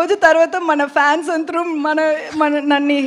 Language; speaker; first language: Telugu; non-native, learner; Tamil